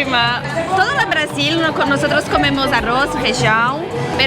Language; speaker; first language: Spanish; non-native, learner; Portuguese